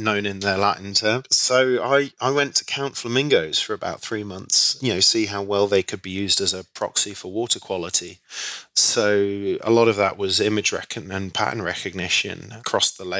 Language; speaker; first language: English; native; English